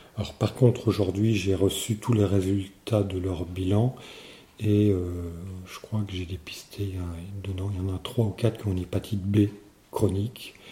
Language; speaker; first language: French; native; French